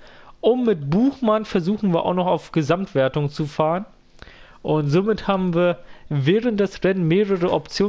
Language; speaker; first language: German; native; German